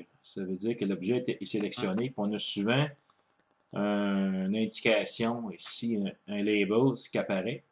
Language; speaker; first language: French; native; French